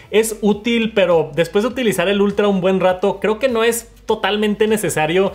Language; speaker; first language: Spanish; native; Spanish